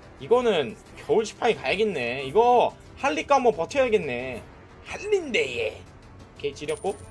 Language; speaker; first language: Korean; native; Korean